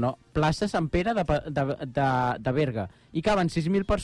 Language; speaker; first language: Catalan; native; Catalan